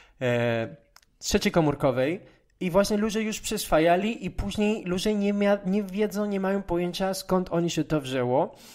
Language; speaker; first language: Polish; non-native, fluent; Spanish